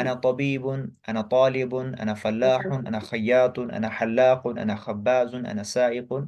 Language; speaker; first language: Arabic; non-native, fluent; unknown